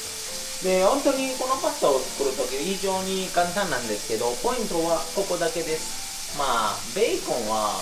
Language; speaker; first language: Japanese; non-native, fluent; Italian